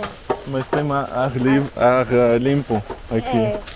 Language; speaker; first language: Portuguese; non-native, learner; Russian